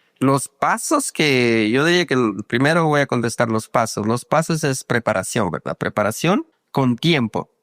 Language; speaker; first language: Spanish; non-native, local second language; Kaqchikel